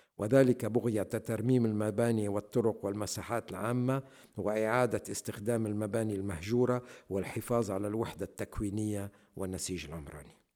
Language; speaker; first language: Arabic; native; Arabic